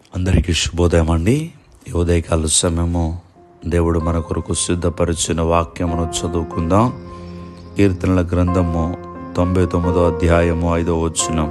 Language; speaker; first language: Telugu; native; Telugu